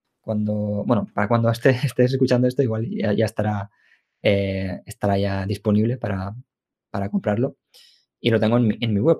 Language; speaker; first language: Spanish; early bilingual, other home language; Ukrainian